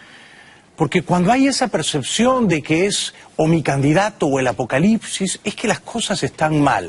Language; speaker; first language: Spanish; native; Spanish